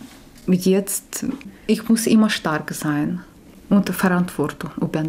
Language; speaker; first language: German; non-native, local second language; Ukrainian